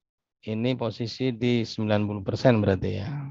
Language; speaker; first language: Indonesian; native; Indonesian